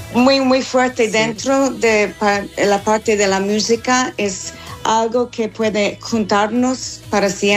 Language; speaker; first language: Spanish; non-native, fluent; English